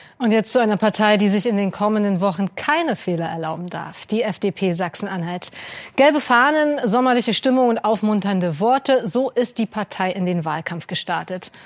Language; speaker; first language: German; native; German